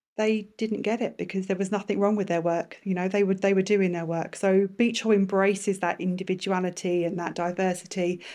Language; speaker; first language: English; native; English